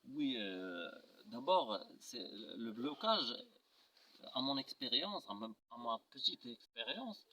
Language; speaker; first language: French; non-native, local second language; Arabic